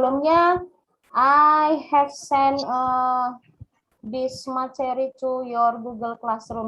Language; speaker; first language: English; non-native, fluent; Indonesian